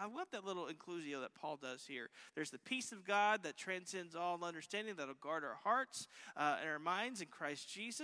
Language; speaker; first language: English; native; English